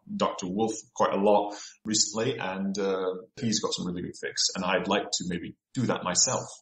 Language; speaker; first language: English; native; English